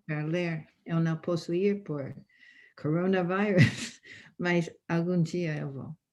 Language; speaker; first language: Portuguese; non-native, fluent; English